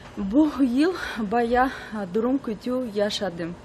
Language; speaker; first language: Turkish; non-native, learner; Russian